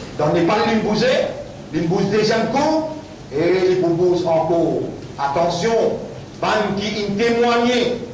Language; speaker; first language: French; non-native, local second language; Morisyen